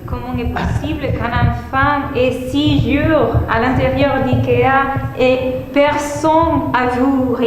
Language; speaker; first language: French; non-native, learner; Spanish